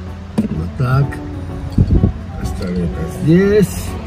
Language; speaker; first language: Russian; early bilingual, heritage; Russian